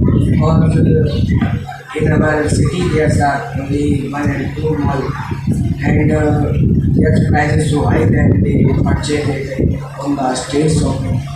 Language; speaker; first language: English; non-native, learner; Hindi